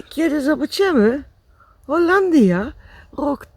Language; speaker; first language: Polish; non-native, learner; Dutch